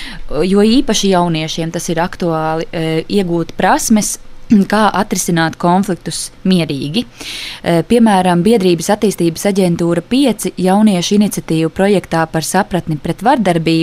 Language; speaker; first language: Latvian; native; Latvian